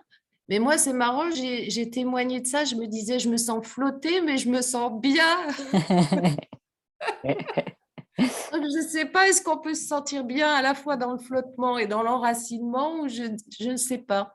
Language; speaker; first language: French; native; French